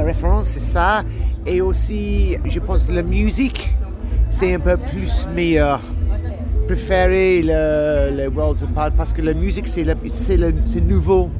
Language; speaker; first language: French; non-native, learner; English